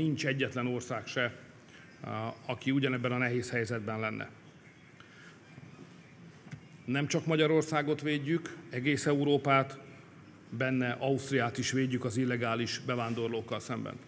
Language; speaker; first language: Hungarian; native; Hungarian